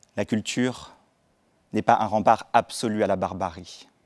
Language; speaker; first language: French; native; French